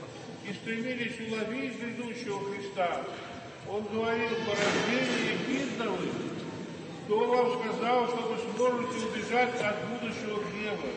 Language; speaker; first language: Russian; native; Russian